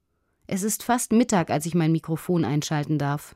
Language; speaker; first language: German; native; German